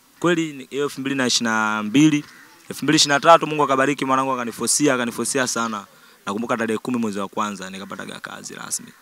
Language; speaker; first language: Swahili; native; Swahili